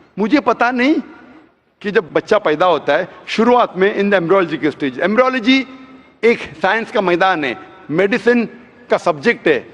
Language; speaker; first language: Hindi; non-native, local second language; Konkani